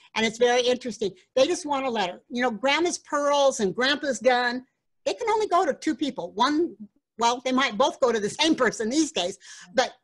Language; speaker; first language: English; native; English